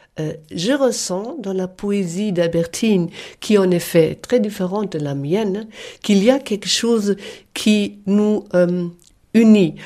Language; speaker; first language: French; non-native, fluent; German